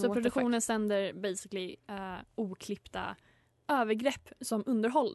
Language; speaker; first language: Swedish; native; Swedish